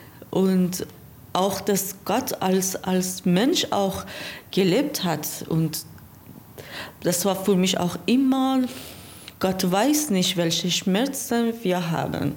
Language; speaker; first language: German; non-native, learner; Persian